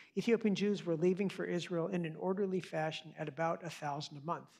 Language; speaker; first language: English; native; English